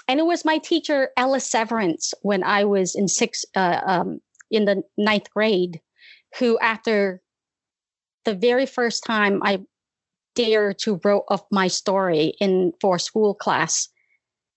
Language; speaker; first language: English; early bilingual, other home language; Khmer